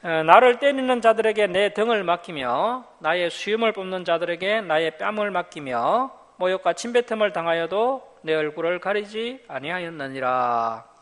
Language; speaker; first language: Korean; native; Korean